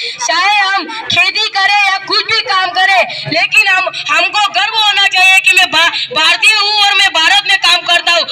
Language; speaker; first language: Hindi; non-native, local second language; Marathi